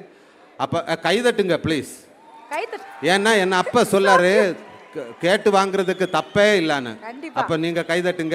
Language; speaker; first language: Tamil; non-native, learner; Malayalam